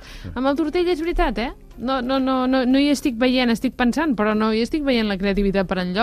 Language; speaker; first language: Catalan; native; Catalan